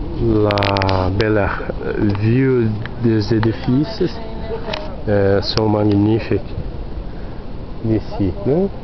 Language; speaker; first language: French; non-native, learner; Portuguese